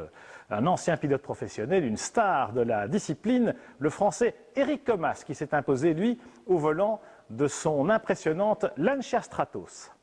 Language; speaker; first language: French; native; French